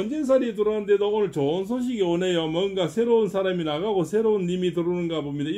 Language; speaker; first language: Korean; native; Korean